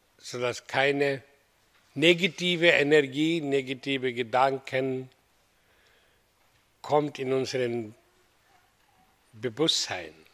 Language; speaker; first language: German; non-native, fluent; Hindi